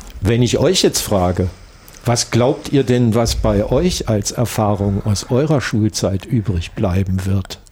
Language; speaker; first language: German; native; German